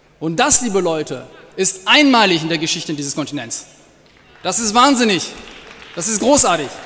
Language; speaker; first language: German; non-native, fluent; French